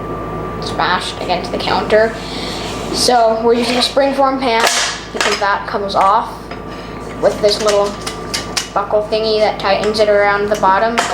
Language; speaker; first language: English; native; English